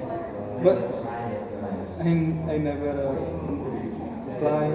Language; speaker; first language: English; non-native, learner; Indonesian